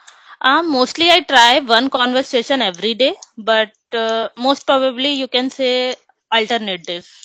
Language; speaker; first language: English; non-native, local second language; Hindi